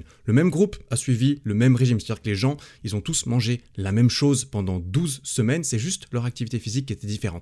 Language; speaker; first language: French; native; French